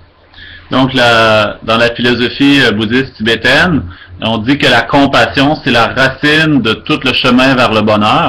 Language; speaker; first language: French; native; French